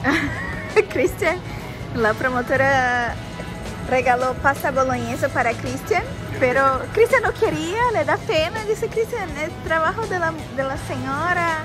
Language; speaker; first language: Spanish; non-native, fluent; Portuguese